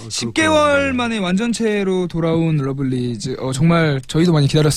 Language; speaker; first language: Korean; native; Korean